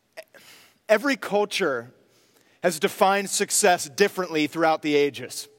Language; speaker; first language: English; native; English